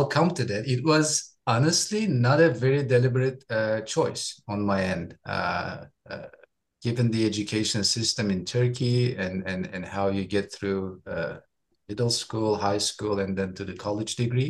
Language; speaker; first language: English; non-native, fluent; Turkish